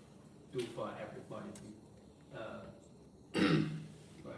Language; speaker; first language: English; non-native, learner; Vietnamese